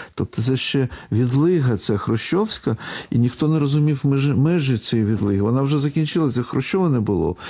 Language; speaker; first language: Ukrainian; non-native, local second language; Russian